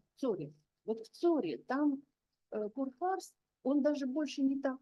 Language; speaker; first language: Russian; native; Russian